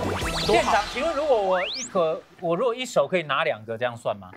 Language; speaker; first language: Chinese; native; Chinese